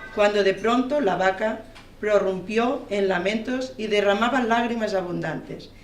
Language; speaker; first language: Spanish; non-native, local second language; Catalan